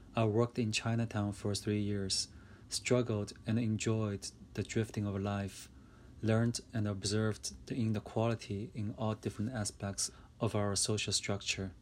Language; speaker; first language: English; non-native, fluent; Chinese